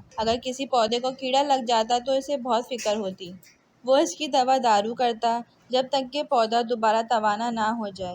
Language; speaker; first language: Urdu; native; Urdu